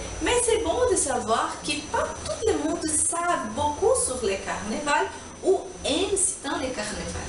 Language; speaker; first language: French; non-native, learner; Portuguese